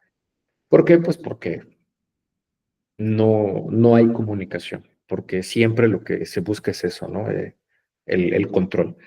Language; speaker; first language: Spanish; native; Spanish